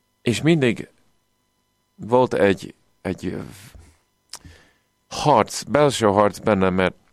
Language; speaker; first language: Hungarian; non-native, fluent; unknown